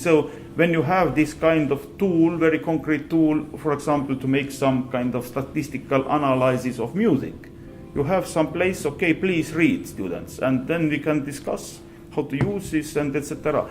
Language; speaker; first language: English; non-native, fluent; Estonian